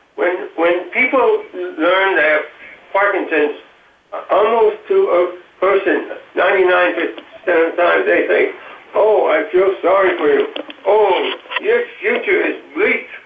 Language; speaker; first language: English; native; English